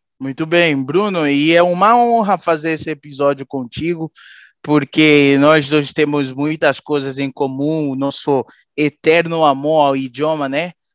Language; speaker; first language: Portuguese; native; Portuguese